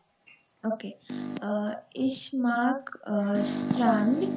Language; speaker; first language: German; non-native, learner; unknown